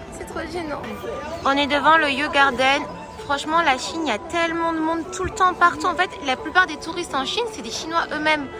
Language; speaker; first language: French; early bilingual, other home language; Arabic